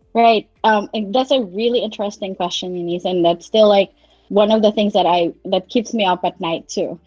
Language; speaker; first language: English; non-native, local second language; Cebuano